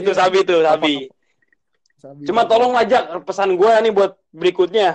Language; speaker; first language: Indonesian; native; Indonesian